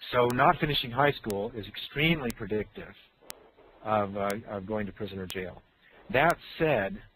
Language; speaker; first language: English; native; English